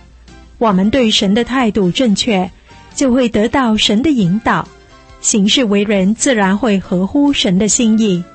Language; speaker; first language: Chinese; native; Chinese